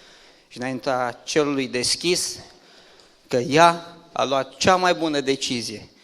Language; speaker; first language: Romanian; native; Romanian